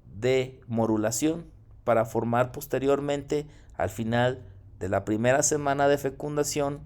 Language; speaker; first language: Spanish; native; Spanish